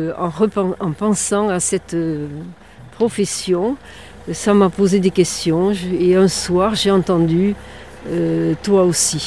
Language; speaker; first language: French; native; French